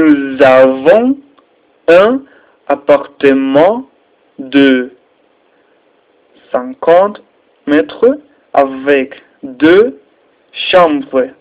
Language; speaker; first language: French; non-native, learner; Spanish